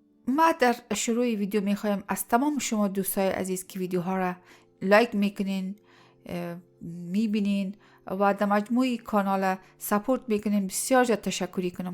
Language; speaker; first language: Persian; native; Persian